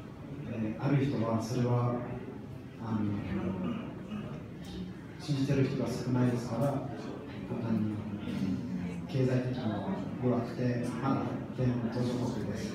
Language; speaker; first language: Japanese; non-native, learner; Vietnamese